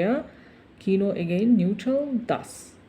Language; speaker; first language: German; non-native, learner; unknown